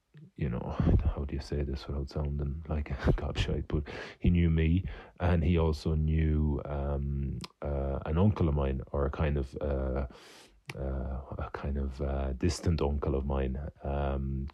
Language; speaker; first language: English; native; English